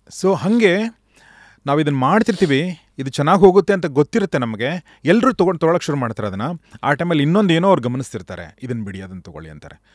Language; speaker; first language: Kannada; native; Kannada